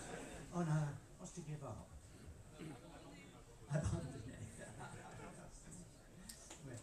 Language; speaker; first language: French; non-native, learner; English